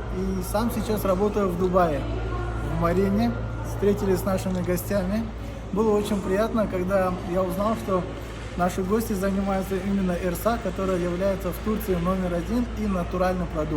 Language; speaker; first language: Russian; non-native, fluent; Turkish